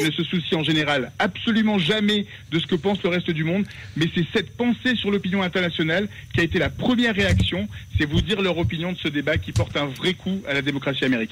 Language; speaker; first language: French; native; French